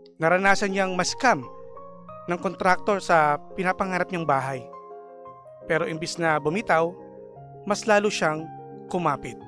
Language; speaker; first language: Filipino; native; Filipino